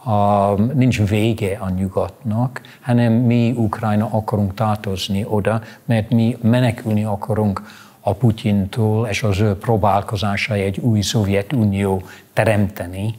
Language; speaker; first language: Hungarian; non-native, fluent; English